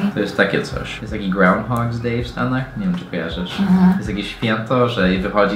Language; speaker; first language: Polish; non-native, fluent; English